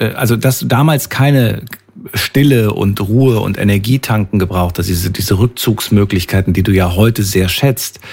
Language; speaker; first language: German; native; German